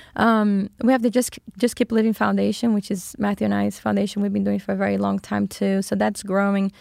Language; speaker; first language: English; non-native, fluent; Portuguese